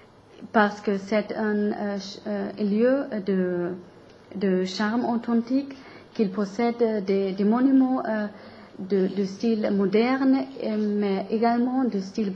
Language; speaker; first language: French; non-native, learner; German